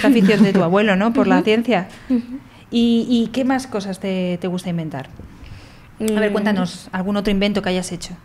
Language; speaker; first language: Spanish; native; Spanish